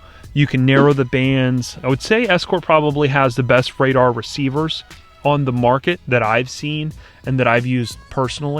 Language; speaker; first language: English; native; English